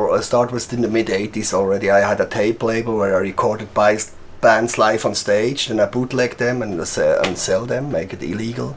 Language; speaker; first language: English; non-native, fluent; Swiss German